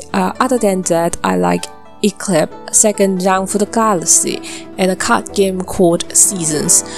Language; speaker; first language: English; non-native, local second language; Cantonese